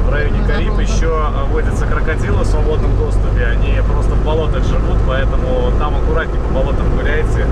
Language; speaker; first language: Russian; native; Russian